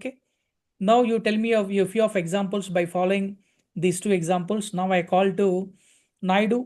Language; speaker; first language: English; non-native, local second language; Telugu